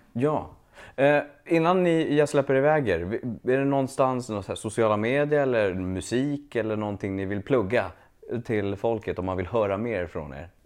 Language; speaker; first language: Swedish; native; Swedish